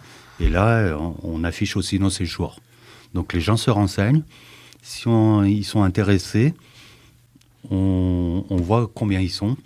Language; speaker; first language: French; native; French